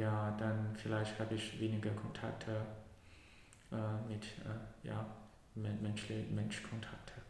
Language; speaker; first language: German; non-native, learner; Cantonese